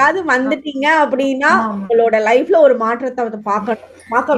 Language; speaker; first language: Tamil; native; Tamil